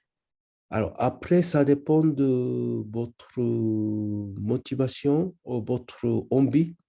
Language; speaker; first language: French; non-native, learner; Japanese